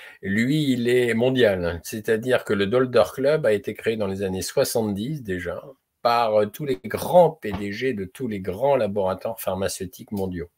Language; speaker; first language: French; native; French